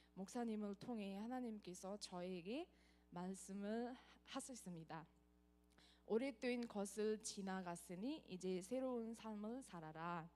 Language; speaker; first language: Korean; non-native, fluent; Nepali